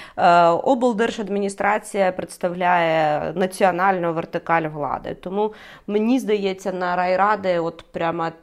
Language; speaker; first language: Ukrainian; native; Ukrainian